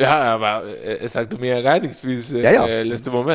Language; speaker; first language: German; non-native, learner; Spanish